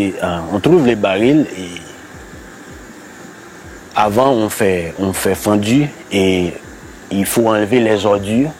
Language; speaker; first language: French; non-native, local second language; Haitian Creole